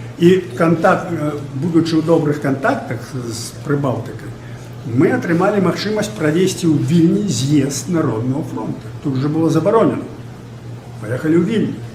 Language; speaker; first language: Belarusian; native; Belarusian